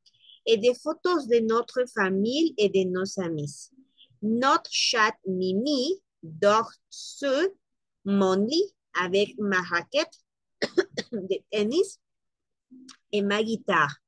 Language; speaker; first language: French; non-native, learner; Spanish